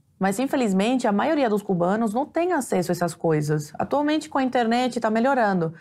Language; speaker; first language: Portuguese; early bilingual, other home language; Spanish